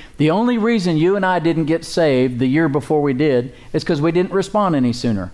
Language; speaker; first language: English; native; English